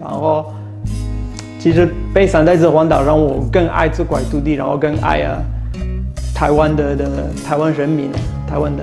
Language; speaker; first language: Chinese; non-native, fluent; French